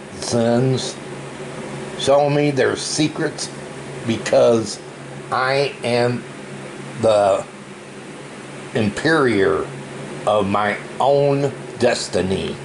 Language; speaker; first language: English; native; English